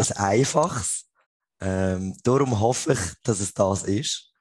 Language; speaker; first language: German; native; German